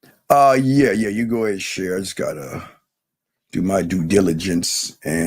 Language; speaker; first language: English; native; English